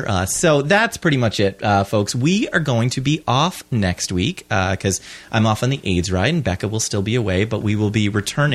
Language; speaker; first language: English; native; English